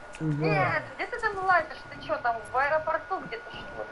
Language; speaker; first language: Russian; native; Russian